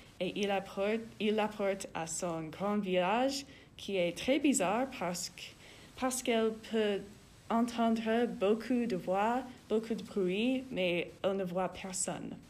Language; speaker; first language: French; non-native, learner; English